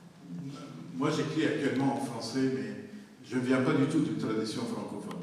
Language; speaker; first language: French; non-native, local second language; Arabic